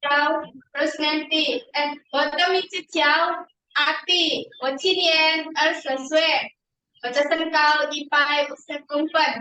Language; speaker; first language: Chinese; non-native, learner; Indonesian